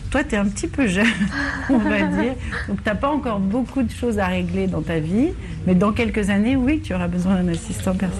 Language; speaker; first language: French; native; French